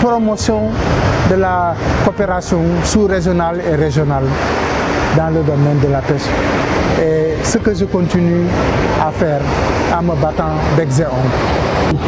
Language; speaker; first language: French; non-native, local second language; Wolof